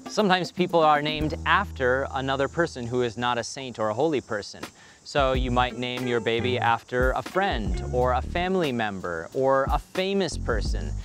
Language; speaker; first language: English; native; English